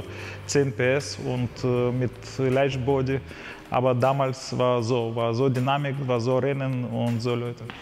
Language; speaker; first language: German; non-native, fluent; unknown